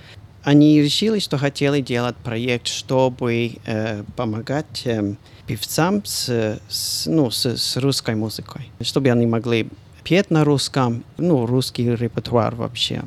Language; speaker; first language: Russian; non-native, fluent; English